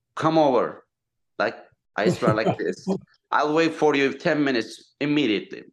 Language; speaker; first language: English; non-native, fluent; Turkish